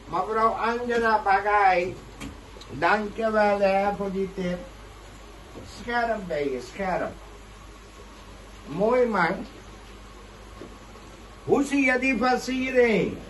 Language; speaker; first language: Dutch; non-native, local second language; Caribbean Hindustani